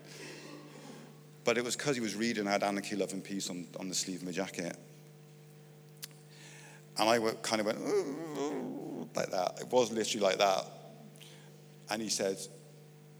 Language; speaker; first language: English; native; English